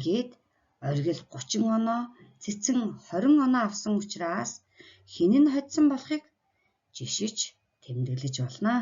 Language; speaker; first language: Mongolian; native; Mongolian